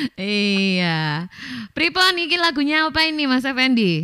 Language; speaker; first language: Indonesian; non-native, local second language; Javanese